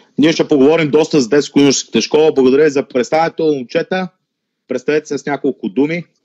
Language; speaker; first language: Bulgarian; native; Bulgarian